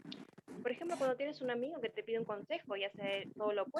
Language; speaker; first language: Spanish; native; Spanish